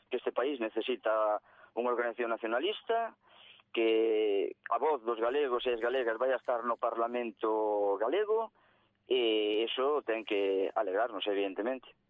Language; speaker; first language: Galician; native; Galician